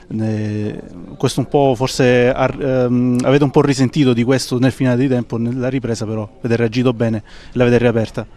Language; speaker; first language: Italian; native; Italian